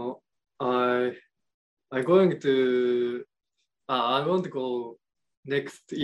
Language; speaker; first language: English; non-native, learner; Japanese